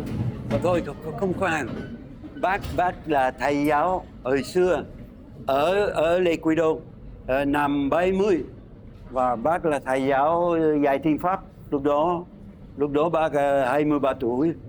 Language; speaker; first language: Vietnamese; non-native, fluent; French